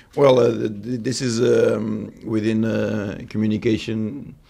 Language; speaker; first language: English; non-native, fluent; Portuguese